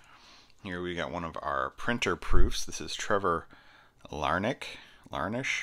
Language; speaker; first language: English; native; English